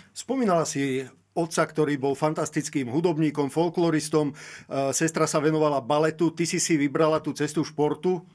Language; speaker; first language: Slovak; native; Slovak